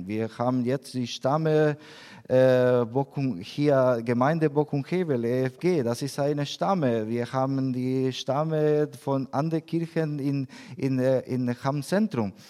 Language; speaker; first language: German; non-native, learner; Spanish